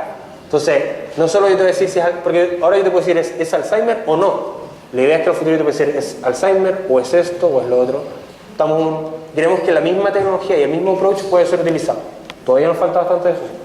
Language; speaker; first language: Spanish; native; Spanish